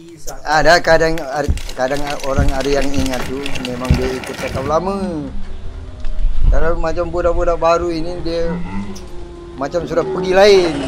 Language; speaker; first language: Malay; non-native, local second language; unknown